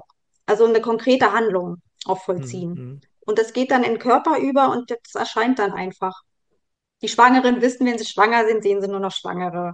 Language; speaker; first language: German; native; German